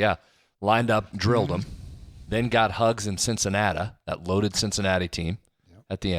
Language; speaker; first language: English; native; English